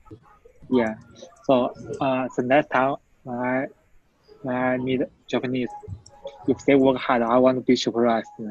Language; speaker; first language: English; non-native, fluent; Chinese